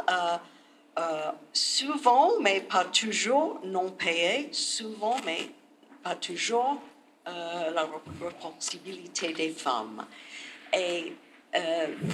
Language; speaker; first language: French; non-native, learner; English